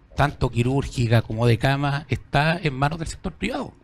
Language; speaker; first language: Spanish; native; Spanish